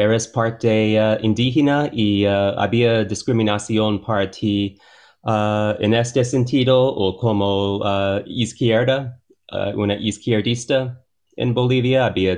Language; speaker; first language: Spanish; non-native, learner; English